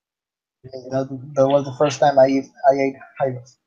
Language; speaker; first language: English; non-native, learner; Spanish